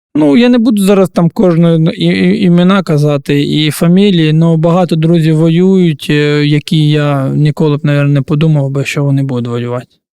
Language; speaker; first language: Ukrainian; non-native, local second language; Russian